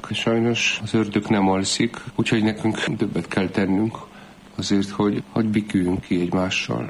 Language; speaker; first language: Hungarian; non-native, fluent; Polish